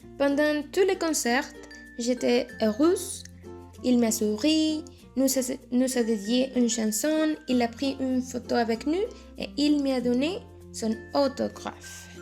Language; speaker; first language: French; non-native, learner; Spanish